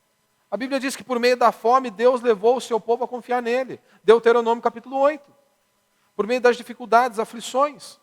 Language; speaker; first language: Portuguese; native; Portuguese